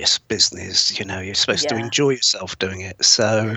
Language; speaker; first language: English; native; English